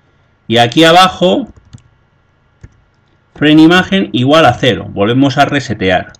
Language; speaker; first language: Spanish; native; Spanish